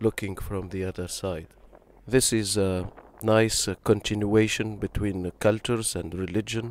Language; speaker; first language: English; non-native, fluent; Arabic